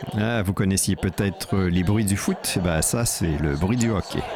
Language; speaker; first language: French; native; French